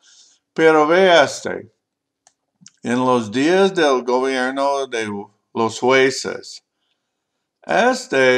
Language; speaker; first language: Spanish; non-native, learner; English